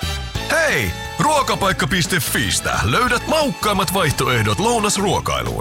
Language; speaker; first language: Finnish; native; Finnish